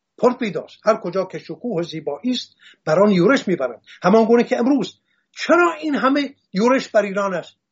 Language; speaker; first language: Persian; non-native, local second language; Assyrian Neo-Aramaic